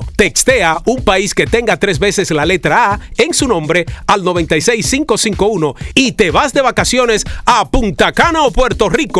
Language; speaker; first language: Spanish; native; Spanish